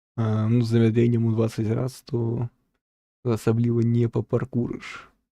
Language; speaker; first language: Belarusian; non-native, local second language; Russian